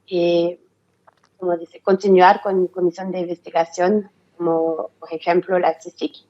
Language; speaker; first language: Spanish; non-native, learner; French